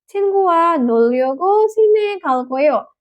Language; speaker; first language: Korean; non-native, fluent; Indonesian